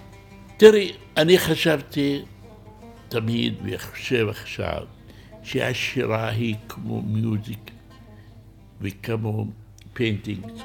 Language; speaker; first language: Hebrew; non-native, local second language; Arabic